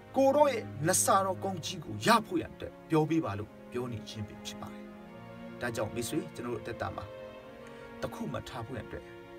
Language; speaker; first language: Burmese; non-native, local second language; Thado Chin